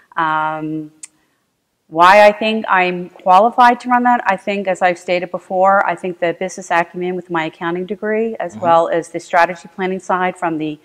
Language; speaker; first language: English; native; English